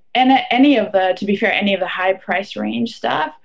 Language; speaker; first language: English; non-native, fluent; German